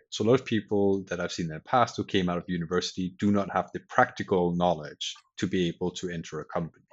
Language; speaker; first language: English; non-native, fluent; Danish